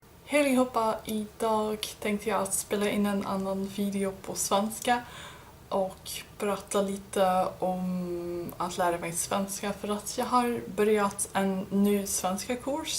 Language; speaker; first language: Swedish; non-native, learner; English